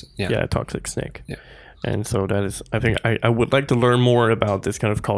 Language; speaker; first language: English; non-native, fluent; Chinese